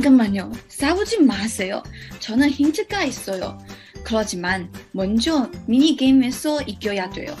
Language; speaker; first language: Korean; non-native, learner; English